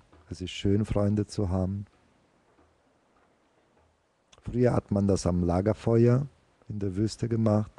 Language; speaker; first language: German; non-native, fluent; Italian